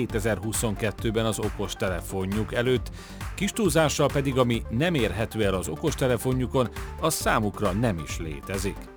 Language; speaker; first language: Hungarian; native; Hungarian